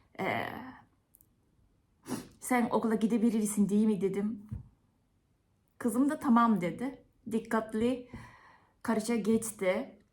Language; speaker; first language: Turkish; non-native, fluent; Japanese